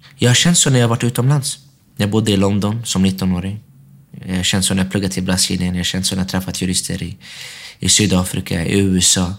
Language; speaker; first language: Swedish; early bilingual, other home language; Arabic